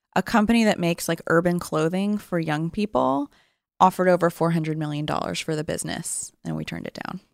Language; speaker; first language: English; native; English